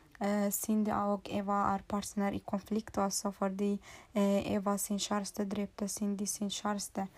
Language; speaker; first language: Swedish; non-native, learner; Norwegian